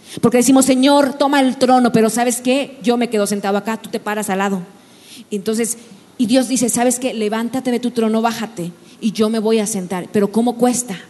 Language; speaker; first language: Spanish; native; Spanish